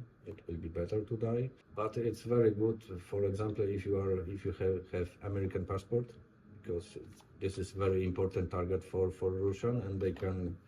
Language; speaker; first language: English; non-native, learner; Polish